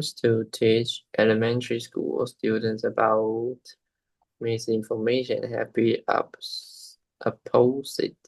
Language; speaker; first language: English; non-native, learner; Chinese